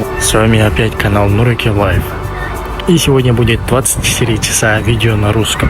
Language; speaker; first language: Russian; non-native, local second language; Kazakh